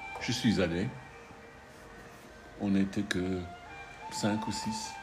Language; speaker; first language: French; non-native, fluent; English